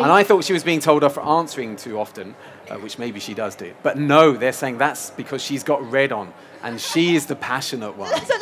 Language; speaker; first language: English; native; English